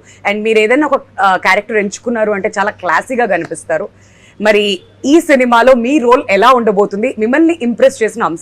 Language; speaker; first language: Telugu; native; Telugu